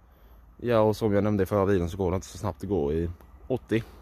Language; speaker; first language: Swedish; native; Swedish